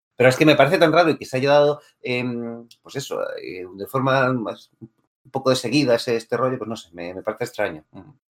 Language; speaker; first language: Spanish; native; Spanish